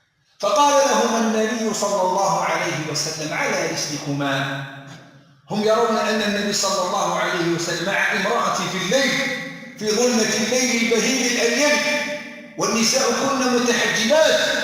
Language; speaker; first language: Arabic; native; Arabic